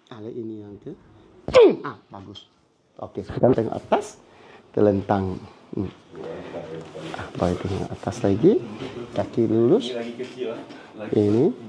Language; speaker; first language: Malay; non-native, local second language; Cantonese